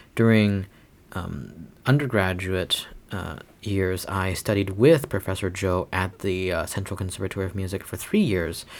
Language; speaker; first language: English; non-native, fluent; Chinese